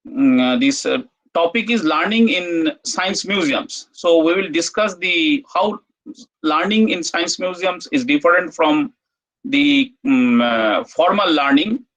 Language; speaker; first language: English; non-native, local second language; Bangla